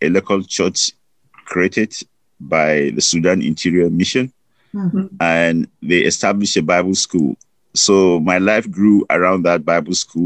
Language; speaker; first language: English; non-native, local second language; Hausa